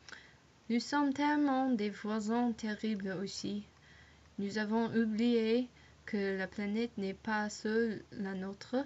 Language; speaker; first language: French; non-native, learner; English